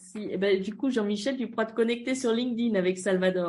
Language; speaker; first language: French; native; French